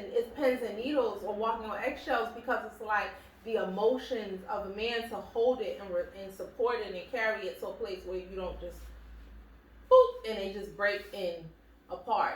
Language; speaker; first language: English; native; English